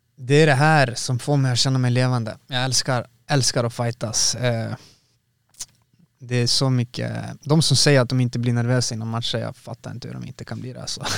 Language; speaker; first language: Swedish; native; Swedish